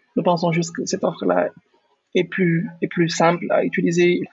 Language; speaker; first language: French; non-native, local second language; Wolof